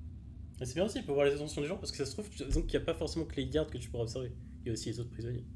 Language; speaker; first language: French; native; French